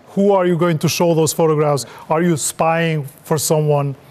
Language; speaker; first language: English; non-native, fluent; Albanian